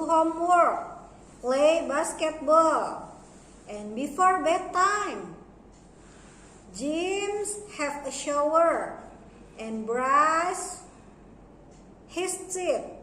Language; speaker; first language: English; non-native, learner; Indonesian